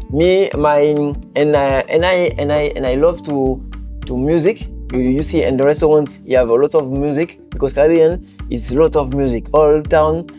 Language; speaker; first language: English; non-native, learner; French